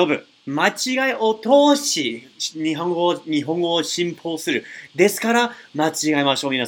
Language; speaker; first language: Japanese; non-native, learner; English